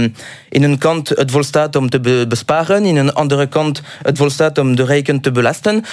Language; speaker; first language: Dutch; non-native, local second language; French